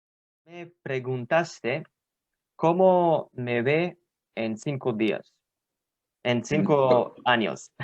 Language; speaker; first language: Spanish; non-native, learner; Hebrew